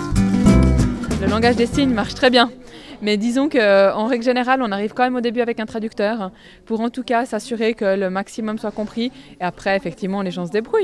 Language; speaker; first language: French; native; French